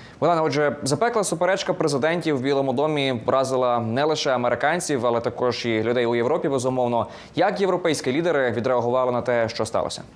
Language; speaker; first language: Ukrainian; native; Ukrainian